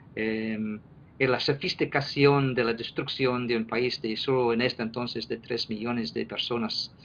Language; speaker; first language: Spanish; non-native, fluent; English